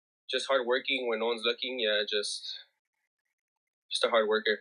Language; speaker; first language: English; early bilingual, other home language; Spanish